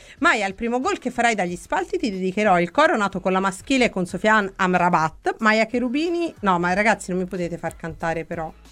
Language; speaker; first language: Italian; native; Italian